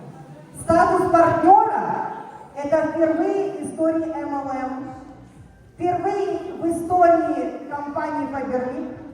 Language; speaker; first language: Russian; native; Russian